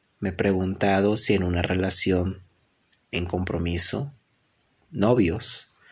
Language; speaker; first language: Spanish; native; Spanish